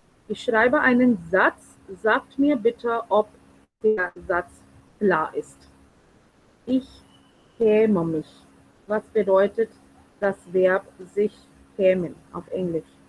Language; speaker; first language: German; non-native, fluent; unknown